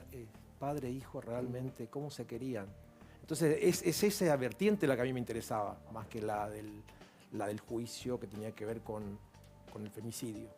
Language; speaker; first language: Spanish; native; Spanish